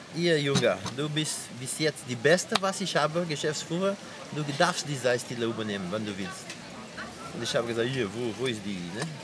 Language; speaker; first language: German; non-native, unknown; Portuguese